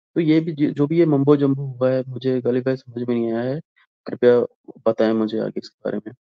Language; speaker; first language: Hindi; native; Hindi